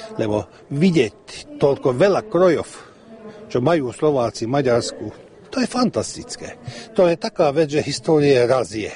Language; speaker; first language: Slovak; early bilingual, heritage; Slovak